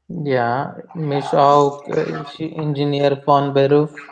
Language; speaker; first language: German; non-native, learner; Hindi